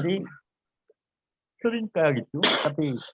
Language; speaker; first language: Indonesian; non-native, fluent; Korean